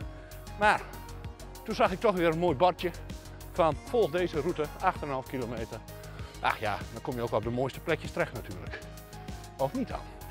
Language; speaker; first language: Dutch; native; Dutch